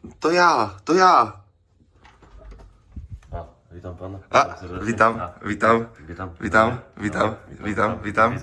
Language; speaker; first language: Polish; native; Polish